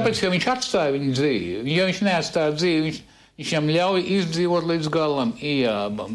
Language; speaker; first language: Latvian; non-native, learner; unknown